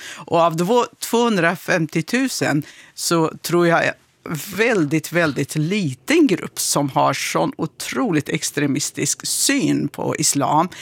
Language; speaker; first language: Swedish; early bilingual, other home language; Kurdish